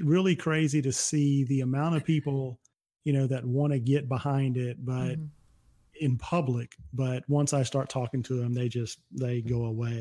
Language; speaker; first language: English; native; English